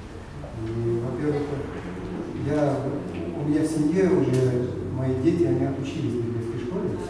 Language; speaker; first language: Russian; non-native, fluent; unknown